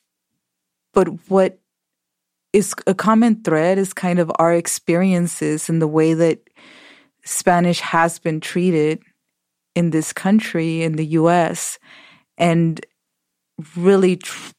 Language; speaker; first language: English; early bilingual, other home language; Spanish